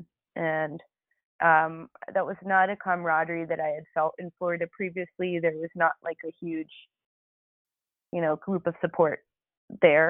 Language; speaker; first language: English; native; English